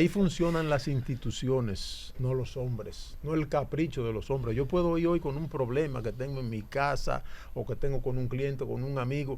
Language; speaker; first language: Spanish; native; Spanish